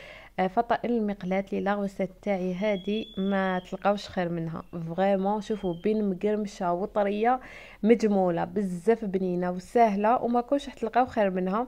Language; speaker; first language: Arabic; native; Arabic